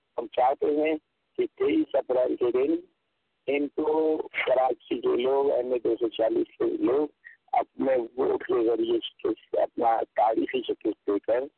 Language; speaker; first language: Urdu; non-native, local second language; Punjabi